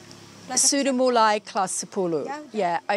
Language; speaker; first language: Indonesian; non-native, learner; English